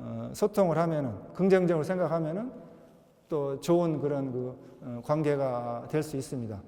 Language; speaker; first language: Korean; native; Korean